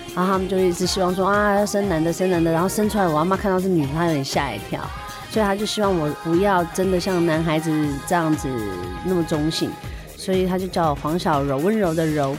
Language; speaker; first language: Chinese; native; Chinese